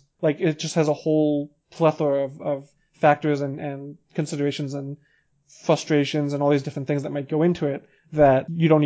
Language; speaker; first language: English; native; English